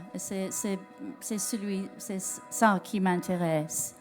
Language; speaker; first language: French; non-native, learner; English